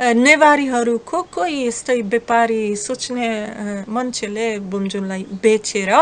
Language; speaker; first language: Nepali; non-native, fluent; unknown